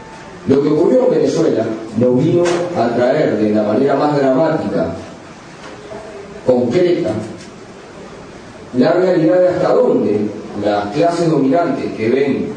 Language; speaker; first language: Spanish; native; Spanish